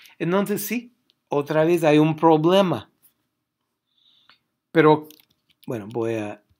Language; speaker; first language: Spanish; non-native, fluent; English